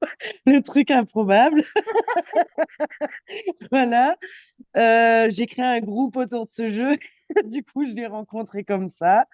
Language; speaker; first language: French; native; French